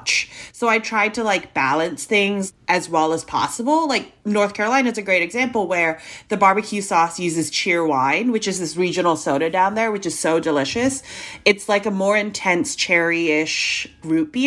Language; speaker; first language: English; non-native, local second language; Cantonese